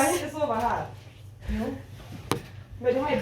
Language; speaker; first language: Swedish; early bilingual, other home language; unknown